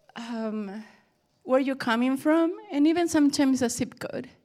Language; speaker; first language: English; early bilingual, other home language; Spanish